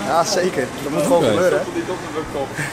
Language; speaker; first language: Dutch; native; Dutch